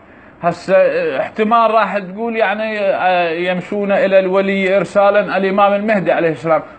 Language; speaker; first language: Arabic; native; Arabic